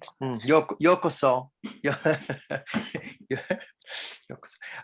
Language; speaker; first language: Japanese; non-native, learner; English